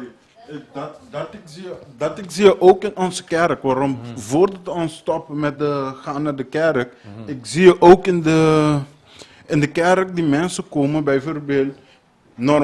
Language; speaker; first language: Dutch; non-native, learner; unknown